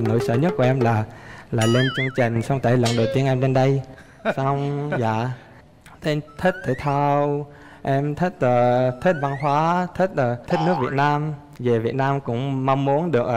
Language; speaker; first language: Vietnamese; early bilingual, heritage; Vietnamese